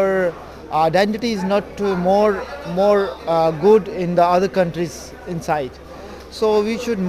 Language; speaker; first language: English; non-native, local second language; Urdu